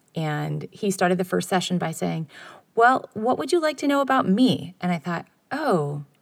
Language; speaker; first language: English; native; English